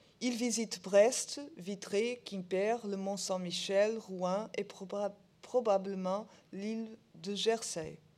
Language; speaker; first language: French; non-native, learner; Portuguese